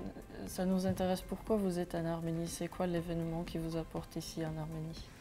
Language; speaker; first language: French; non-native, fluent; Armenian